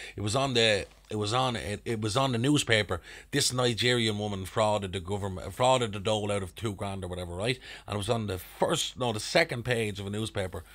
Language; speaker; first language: English; native; English